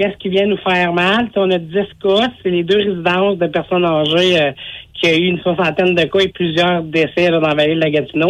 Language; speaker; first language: French; native; French